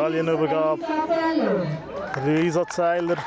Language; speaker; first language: German; native; German